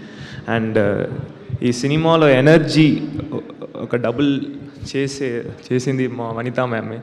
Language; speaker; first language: Telugu; non-native, learner; Tamil